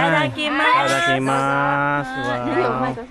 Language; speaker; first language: Japanese; non-native, learner; Filipino